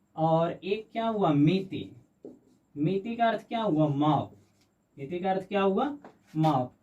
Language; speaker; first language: Hindi; native; Hindi